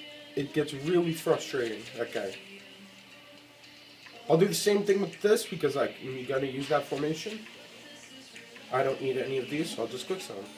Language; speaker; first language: English; native; English